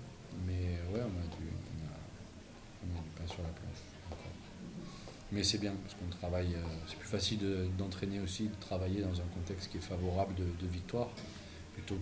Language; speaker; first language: French; native; French